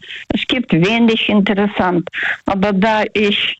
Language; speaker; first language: German; non-native, fluent; Russian